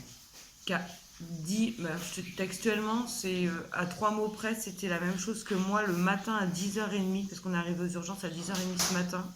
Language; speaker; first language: French; native; French